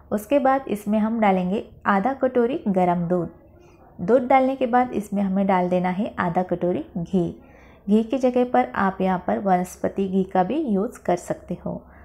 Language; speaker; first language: Hindi; non-native, local second language; Marathi